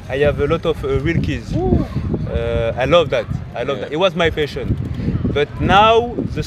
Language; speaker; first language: English; non-native, learner; French